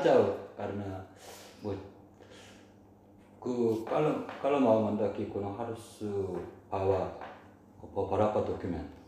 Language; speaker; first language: Indonesian; non-native, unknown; Korean